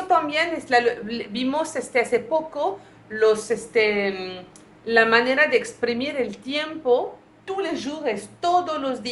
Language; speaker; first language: Spanish; non-native, fluent; French